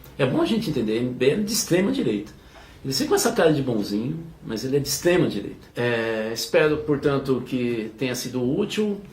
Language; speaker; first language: Portuguese; native; Portuguese